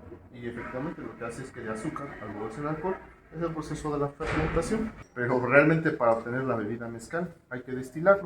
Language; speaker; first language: Spanish; native; Spanish